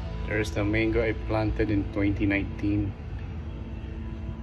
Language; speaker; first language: English; non-native, local second language; Filipino